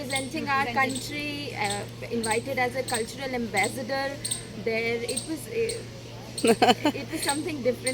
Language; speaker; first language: English; non-native, local second language; Hindi